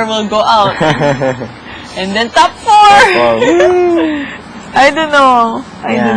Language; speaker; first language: English; non-native, local second language; Filipino